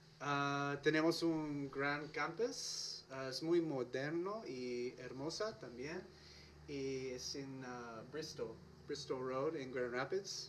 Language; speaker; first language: Spanish; non-native, learner; English